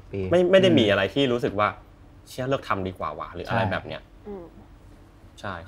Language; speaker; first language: Thai; native; Thai